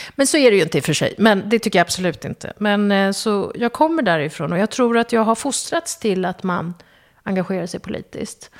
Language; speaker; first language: Swedish; early bilingual, other home language; Kurdish